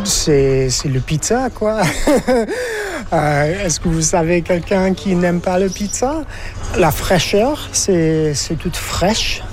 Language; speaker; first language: French; non-native, fluent; English